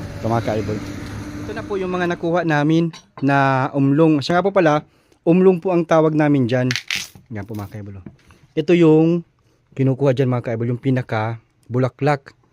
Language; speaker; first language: Filipino; non-native, local second language; Bikol